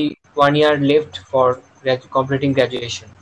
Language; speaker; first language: English; non-native, local second language; Bangla